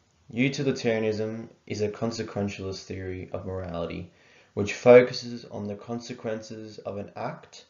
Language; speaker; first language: English; native; English